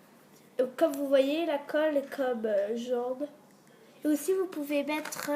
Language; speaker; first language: French; native; French